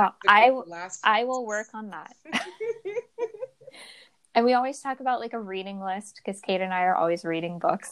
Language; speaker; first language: English; native; English